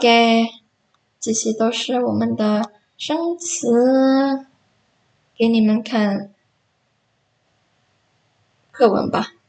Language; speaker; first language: Chinese; non-native, fluent; Indonesian